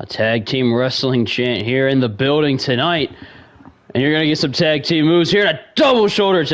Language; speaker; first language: English; native; English